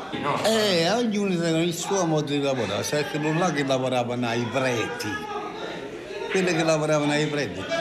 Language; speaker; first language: Italian; native; Italian